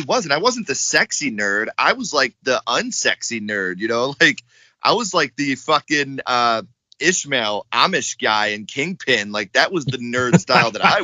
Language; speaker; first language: English; native; English